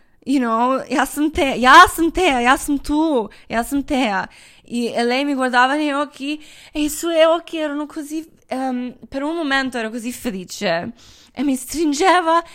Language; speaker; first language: Italian; non-native, fluent; Croatian